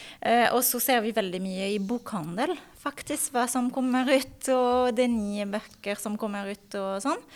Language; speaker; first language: Norwegian; non-native, fluent; French